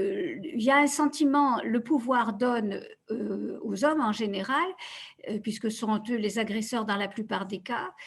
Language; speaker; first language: French; native; French